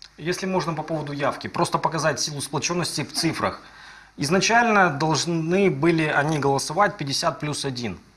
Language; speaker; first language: Russian; native; Russian